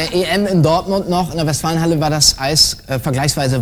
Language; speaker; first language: German; native; German